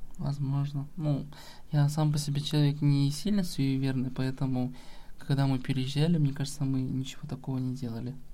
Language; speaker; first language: Russian; non-native, local second language; Kazakh